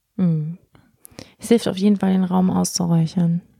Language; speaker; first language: German; native; German